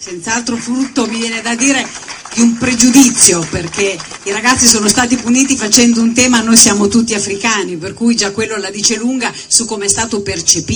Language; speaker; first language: Italian; native; Italian